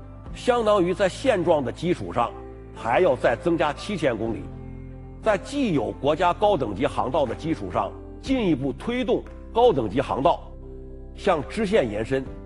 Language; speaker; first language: Chinese; native; Chinese